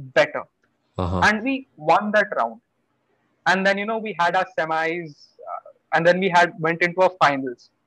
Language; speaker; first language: English; non-native, local second language; Odia